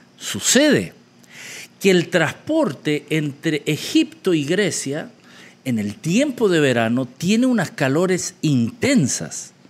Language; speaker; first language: Spanish; native; Spanish